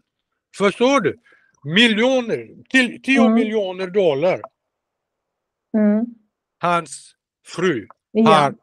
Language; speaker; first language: Swedish; non-native, learner; Russian